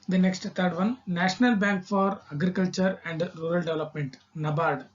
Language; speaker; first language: English; non-native, local second language; Kannada